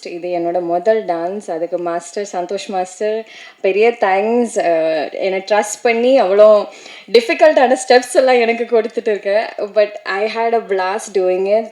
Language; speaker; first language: Tamil; non-native, learner; Malayalam